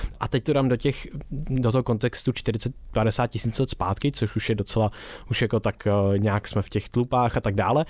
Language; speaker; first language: Czech; native; Czech